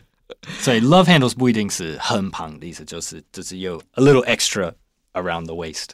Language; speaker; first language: Chinese; non-native, learner; English